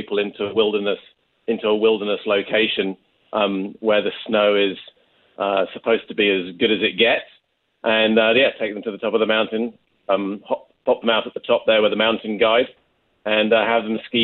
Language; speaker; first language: English; native; English